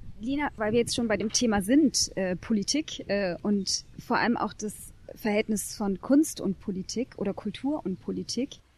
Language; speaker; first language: German; native; German